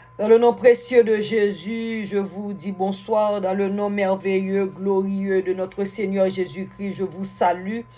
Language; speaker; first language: French; non-native, local second language; Haitian Creole